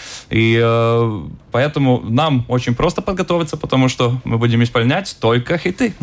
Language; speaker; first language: Russian; non-native, local second language; Latvian